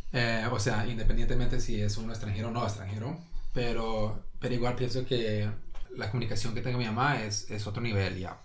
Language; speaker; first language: Spanish; early bilingual, heritage; Norwegian